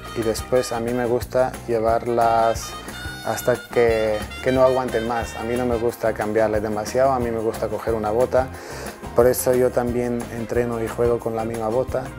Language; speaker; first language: Spanish; non-native, fluent; Croatian